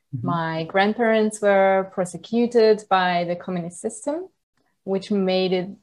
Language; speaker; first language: English; non-native, fluent; Hungarian